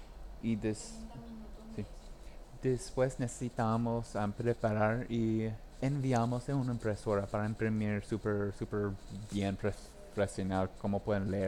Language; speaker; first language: Spanish; non-native, learner; English